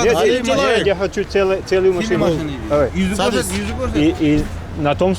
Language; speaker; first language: Russian; non-native, learner; English